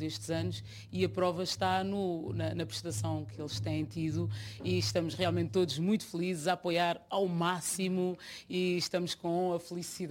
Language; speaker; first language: Portuguese; native; Portuguese